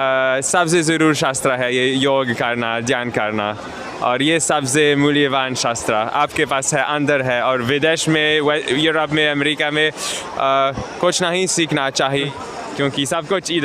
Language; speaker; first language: Hindi; non-native, learner; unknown